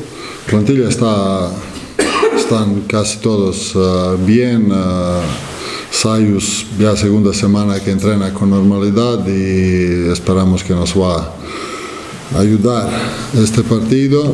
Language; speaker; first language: Spanish; non-native, fluent; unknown